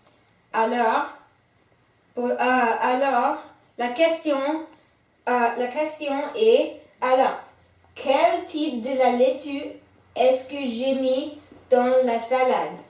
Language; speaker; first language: French; non-native, learner; English